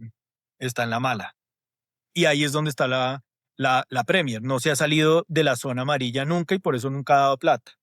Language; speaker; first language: Spanish; native; Spanish